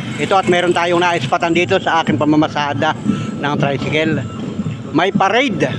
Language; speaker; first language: Filipino; native; Filipino